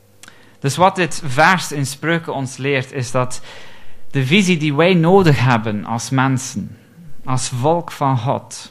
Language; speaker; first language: Dutch; non-native, fluent; English